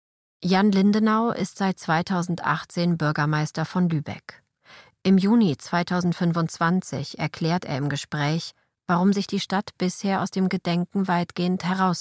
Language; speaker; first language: German; native; German